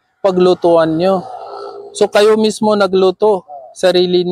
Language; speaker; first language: Filipino; non-native, learner; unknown